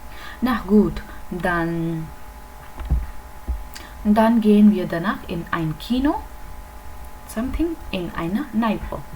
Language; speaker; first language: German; non-native, learner; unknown